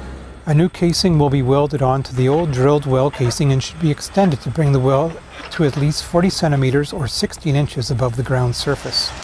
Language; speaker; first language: English; native; English